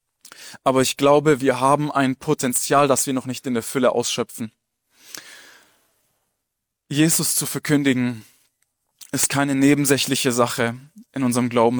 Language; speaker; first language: German; native; German